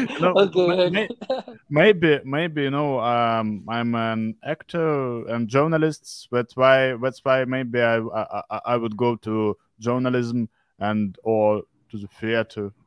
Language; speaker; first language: English; non-native, fluent; Russian